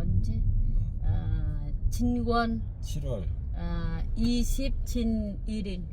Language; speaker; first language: Korean; non-native, learner; Vietnamese